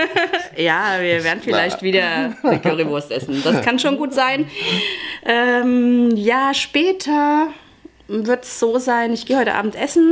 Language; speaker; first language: German; native; German